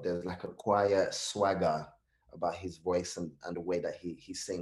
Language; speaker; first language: English; early bilingual, other home language; Hausa